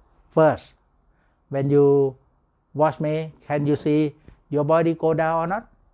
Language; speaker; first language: English; non-native, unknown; Thai